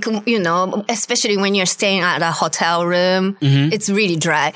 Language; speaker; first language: English; non-native, fluent; Japanese